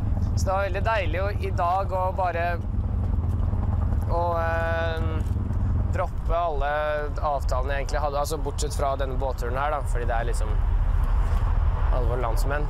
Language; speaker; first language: Norwegian; early bilingual, other home language; Russian